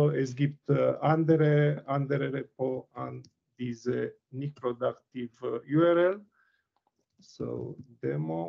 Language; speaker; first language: German; non-native, learner; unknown